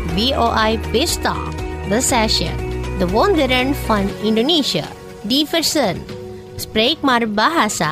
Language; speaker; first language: Dutch; non-native, fluent; Indonesian